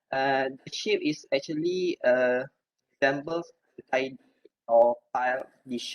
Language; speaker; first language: English; non-native, local second language; Malay